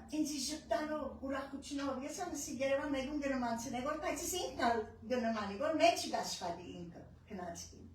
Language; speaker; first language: Armenian; early bilingual, heritage; Armenian